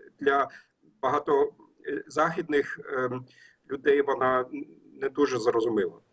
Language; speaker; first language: Ukrainian; non-native, learner; German